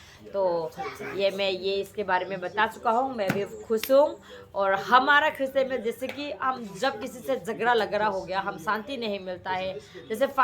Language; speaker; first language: Hindi; non-native, local second language; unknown